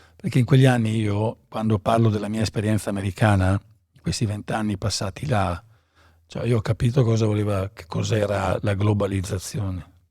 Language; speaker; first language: Italian; native; Italian